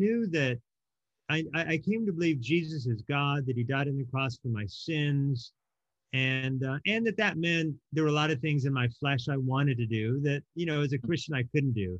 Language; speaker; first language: English; native; English